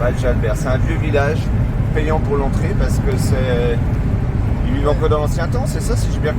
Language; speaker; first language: French; native; French